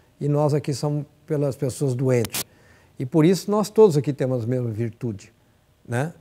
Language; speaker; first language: Portuguese; native; Portuguese